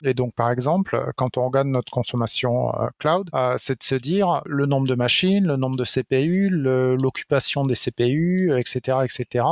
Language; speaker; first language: French; native; French